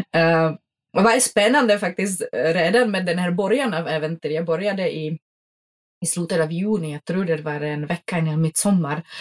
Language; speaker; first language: Swedish; non-native, fluent; Czech